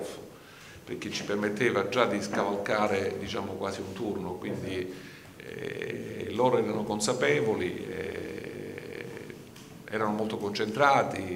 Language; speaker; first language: Italian; native; Italian